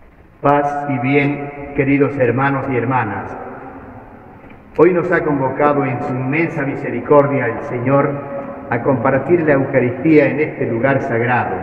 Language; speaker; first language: Spanish; native; Spanish